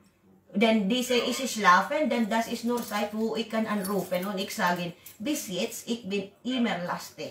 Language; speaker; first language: German; non-native, learner; Waray